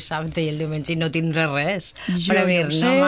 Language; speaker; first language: Catalan; native; Catalan